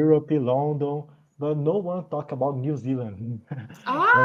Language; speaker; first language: English; non-native, learner; Portuguese